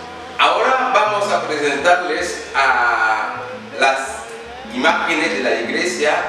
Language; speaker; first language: Spanish; non-native, learner; Haitian Creole